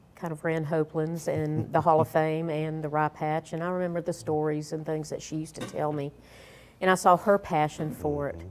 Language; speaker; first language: English; native; English